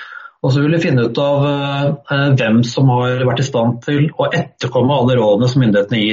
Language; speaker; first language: Norwegian; native; Norwegian